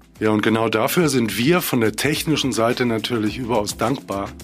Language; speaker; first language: German; native; German